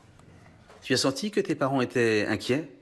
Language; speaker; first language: French; native; French